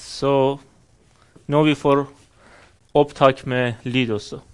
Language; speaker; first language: Norwegian; non-native, fluent; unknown